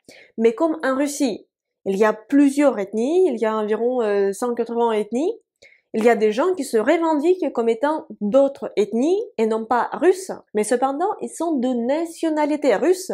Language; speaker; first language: French; non-native, fluent; Russian